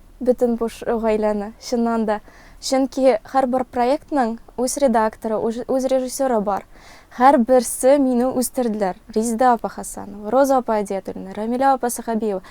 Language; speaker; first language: Tatar; non-native, local second language; Russian